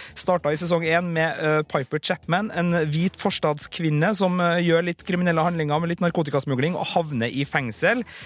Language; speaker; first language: Norwegian; native; Norwegian